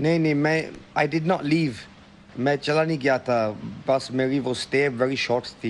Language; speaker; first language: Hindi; early bilingual, heritage; Hindi